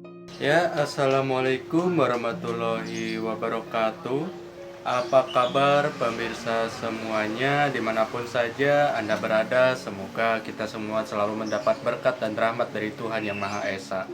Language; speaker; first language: Indonesian; native; Indonesian